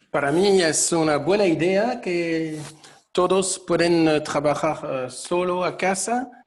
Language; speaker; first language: Spanish; non-native, fluent; French